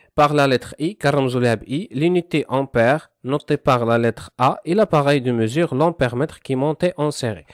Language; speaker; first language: French; non-native, local second language; Arabic